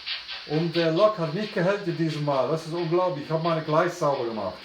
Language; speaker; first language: German; non-native, fluent; English